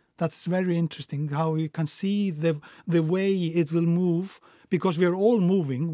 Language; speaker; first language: English; non-native, fluent; Icelandic